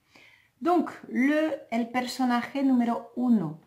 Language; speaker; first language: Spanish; non-native, fluent; French